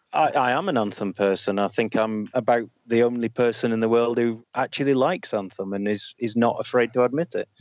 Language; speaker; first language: English; native; English